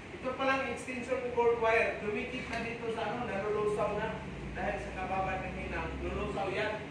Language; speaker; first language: Filipino; non-native, local second language; Cebuano